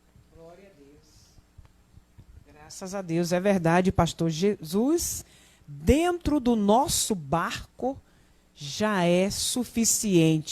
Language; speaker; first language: Portuguese; native; Portuguese